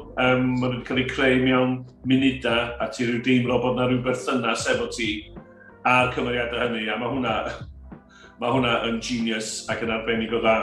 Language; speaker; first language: Welsh; native; Welsh